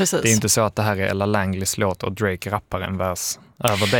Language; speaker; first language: Swedish; native; Swedish